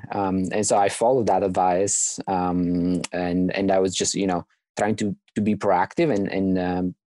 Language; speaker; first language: English; non-native, fluent; Italian